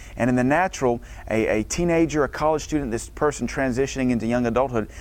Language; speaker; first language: English; native; English